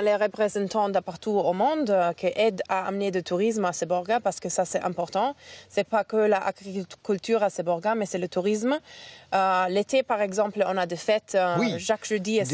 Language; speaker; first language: French; non-native, fluent; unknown